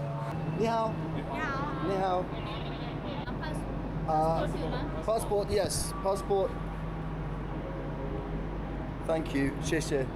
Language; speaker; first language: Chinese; non-native, learner; English